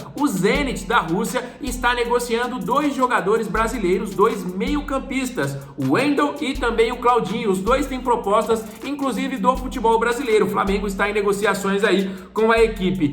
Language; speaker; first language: Portuguese; native; Portuguese